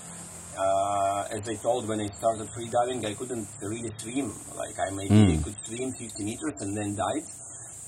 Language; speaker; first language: English; non-native, fluent; Russian